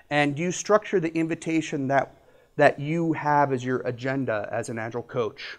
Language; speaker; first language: English; native; English